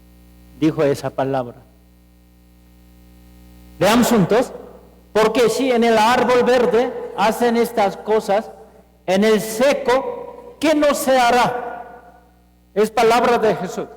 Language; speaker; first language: Spanish; non-native, fluent; Korean